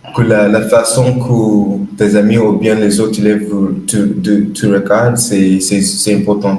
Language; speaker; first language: French; non-native, learner; English